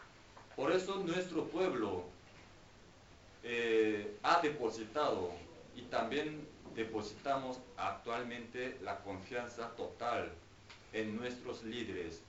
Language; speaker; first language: Spanish; non-native, fluent; Korean